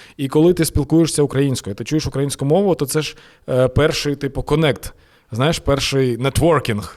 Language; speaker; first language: Ukrainian; non-native, local second language; Russian